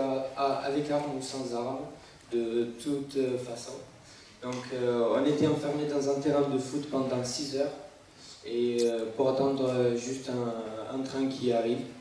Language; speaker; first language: French; non-native, fluent; Arabic